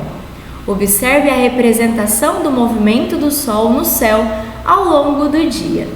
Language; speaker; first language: Portuguese; native; Portuguese